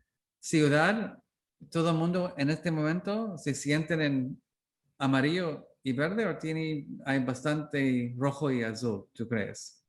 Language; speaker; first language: Spanish; non-native, learner; English